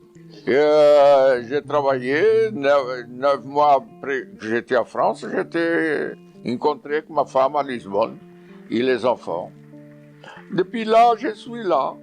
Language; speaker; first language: French; non-native, learner; Portuguese